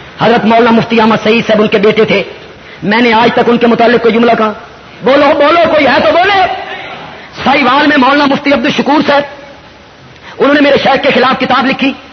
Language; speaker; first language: Urdu; non-native, local second language; Punjabi